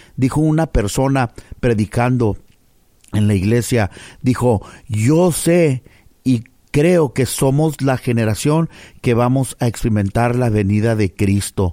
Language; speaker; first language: Spanish; early bilingual, heritage; Spanish